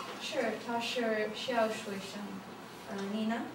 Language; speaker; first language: Chinese; non-native, learner; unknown